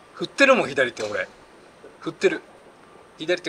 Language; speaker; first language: Japanese; native; Japanese